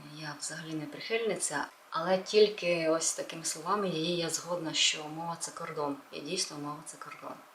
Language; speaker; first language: Ukrainian; non-native, local second language; Russian